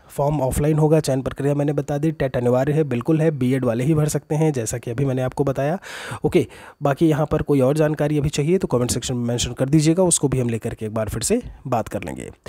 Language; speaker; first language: Hindi; native; Hindi